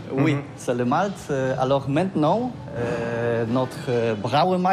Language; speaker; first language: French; non-native, learner; Polish